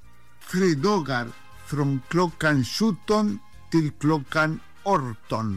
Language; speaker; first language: Swedish; non-native, fluent; Spanish